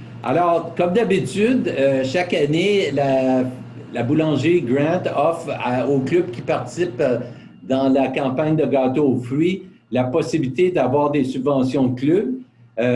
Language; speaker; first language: French; native; French